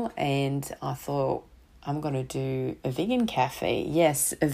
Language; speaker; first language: English; non-native, fluent; French